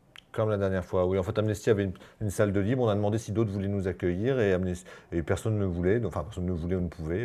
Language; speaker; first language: French; native; French